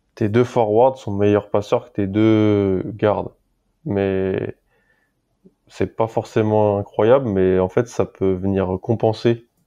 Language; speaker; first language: French; native; French